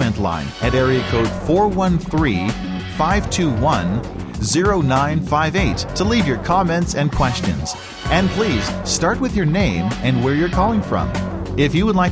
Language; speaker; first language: English; native; English